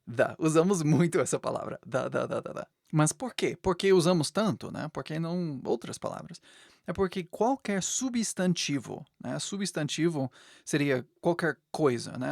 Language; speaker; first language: Portuguese; non-native, fluent; English